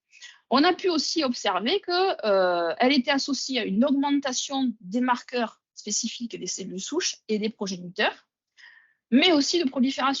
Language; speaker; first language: French; native; French